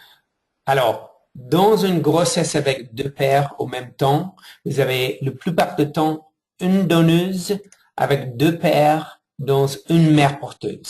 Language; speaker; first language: French; non-native, fluent; English